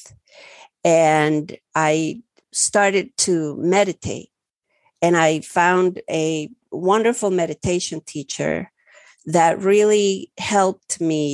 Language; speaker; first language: English; early bilingual, other home language; Spanish